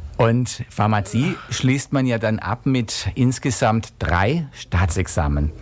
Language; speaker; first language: German; native; German